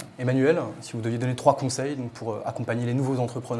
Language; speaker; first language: French; native; French